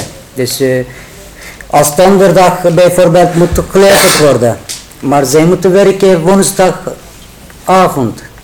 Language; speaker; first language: Dutch; non-native, learner; Turkish